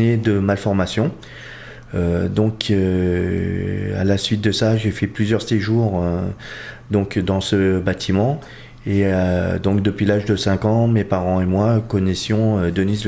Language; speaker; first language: French; early bilingual, other home language; Portuguese